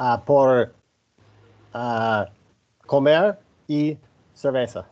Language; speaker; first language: Spanish; non-native, learner; English